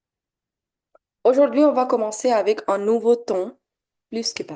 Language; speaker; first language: French; non-native, fluent; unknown